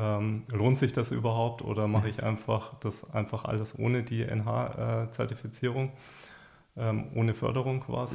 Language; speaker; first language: German; native; German